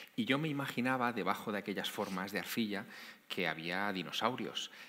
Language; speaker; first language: Spanish; native; Spanish